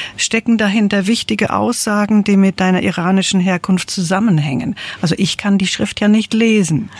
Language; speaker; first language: German; native; German